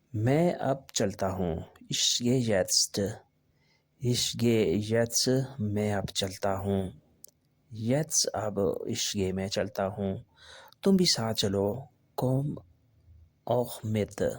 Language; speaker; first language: German; non-native, learner; Urdu